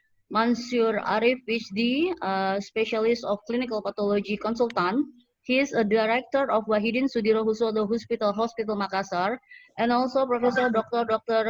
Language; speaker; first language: English; non-native, fluent; Indonesian